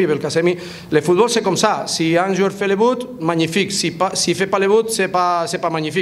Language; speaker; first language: French; non-native, fluent; Spanish